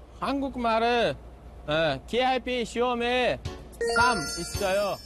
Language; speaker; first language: Korean; non-native, learner; Uzbek